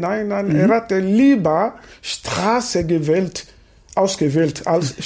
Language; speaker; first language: German; non-native, fluent; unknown